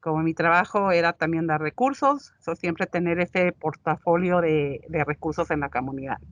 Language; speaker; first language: Spanish; early bilingual, heritage; Spanish